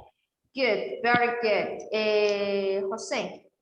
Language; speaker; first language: English; non-native, fluent; Spanish